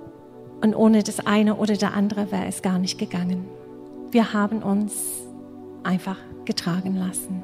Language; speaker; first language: German; non-native, fluent; English